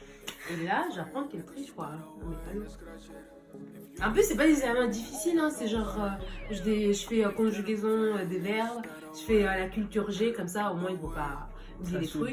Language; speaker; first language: French; native; French